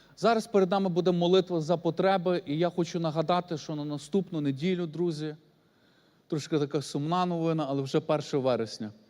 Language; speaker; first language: Ukrainian; native; Ukrainian